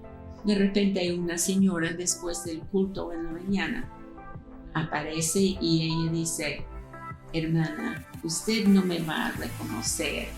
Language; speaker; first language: Spanish; non-native, fluent; English